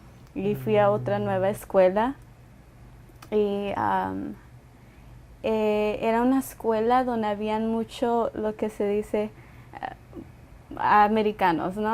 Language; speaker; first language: Spanish; early bilingual, other home language; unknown